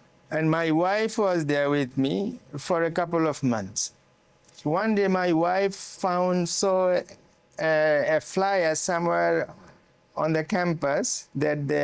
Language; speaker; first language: English; non-native, local second language; Bangla